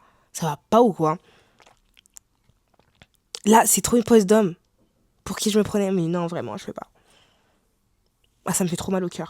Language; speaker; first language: French; native; French